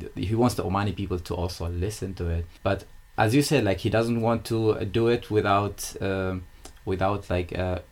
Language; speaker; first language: English; non-native, fluent; Arabic